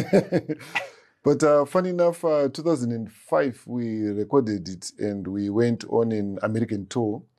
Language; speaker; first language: English; non-native, local second language; Shona